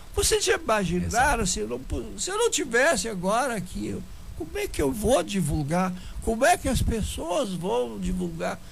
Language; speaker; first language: Portuguese; non-native, local second language; German